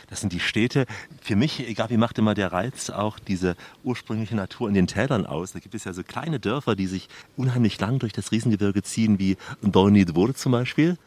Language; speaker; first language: German; native; German